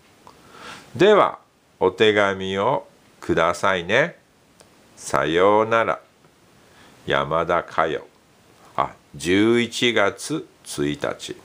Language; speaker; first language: Japanese; non-native, fluent; English